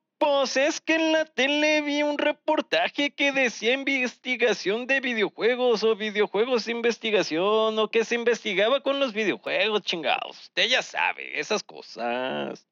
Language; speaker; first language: Spanish; native; Spanish